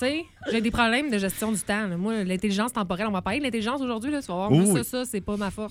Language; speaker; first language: French; native; French